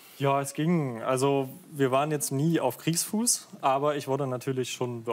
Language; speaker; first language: German; native; German